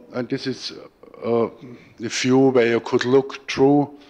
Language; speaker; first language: English; non-native, fluent; German